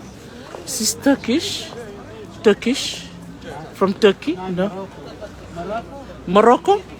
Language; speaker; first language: English; non-native, local second language; Fijian